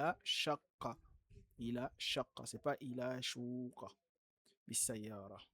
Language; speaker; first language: Arabic; non-native, fluent; French